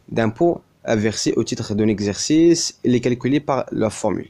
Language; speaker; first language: French; non-native, local second language; Arabic